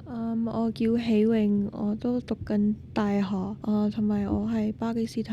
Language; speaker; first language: Cantonese; non-native, fluent; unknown